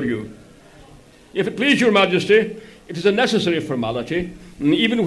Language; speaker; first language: English; native; English